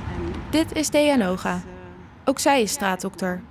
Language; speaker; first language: Dutch; native; Dutch